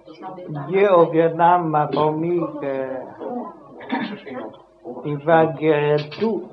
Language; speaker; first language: French; non-native, learner; Vietnamese